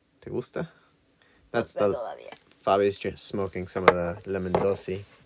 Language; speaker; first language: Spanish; non-native, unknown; English